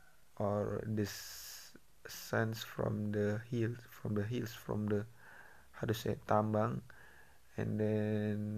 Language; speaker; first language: English; non-native, learner; Indonesian